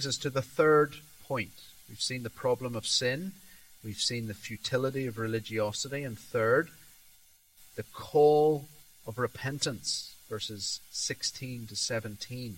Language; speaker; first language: English; native; English